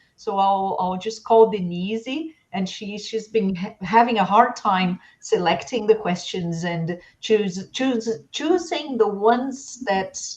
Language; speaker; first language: English; non-native, fluent; Portuguese